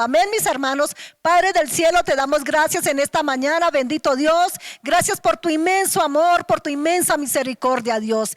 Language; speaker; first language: Spanish; native; Spanish